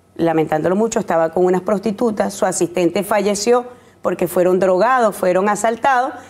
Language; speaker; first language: Spanish; native; Spanish